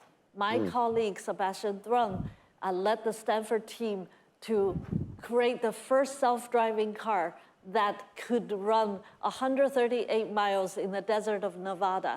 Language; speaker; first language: English; non-native, fluent; Chinese